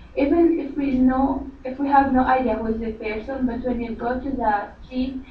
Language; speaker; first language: English; non-native, learner; Arabic